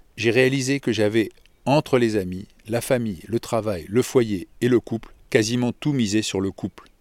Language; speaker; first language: French; native; French